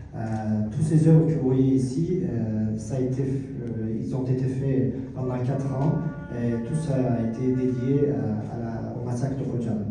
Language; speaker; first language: French; non-native, fluent; Azerbaijani